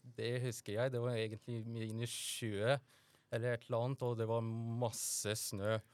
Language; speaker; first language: Norwegian; early bilingual, other home language; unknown